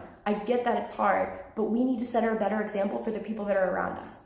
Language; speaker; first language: English; native; English